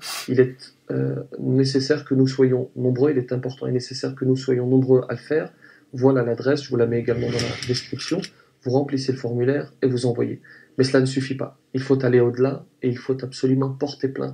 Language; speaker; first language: French; native; French